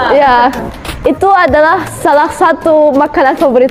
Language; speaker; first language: Indonesian; non-native, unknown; German